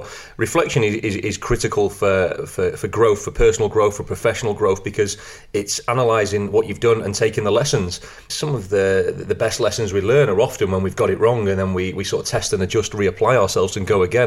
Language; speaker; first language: English; native; English